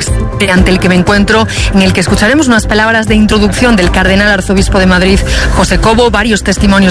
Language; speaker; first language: Spanish; native; Spanish